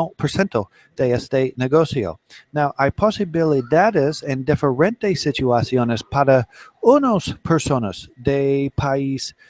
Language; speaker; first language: Spanish; non-native, learner; English